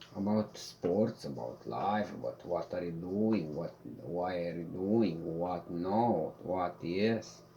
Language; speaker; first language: English; non-native, learner; Romanian